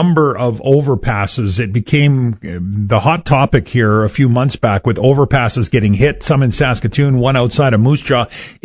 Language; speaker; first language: English; native; English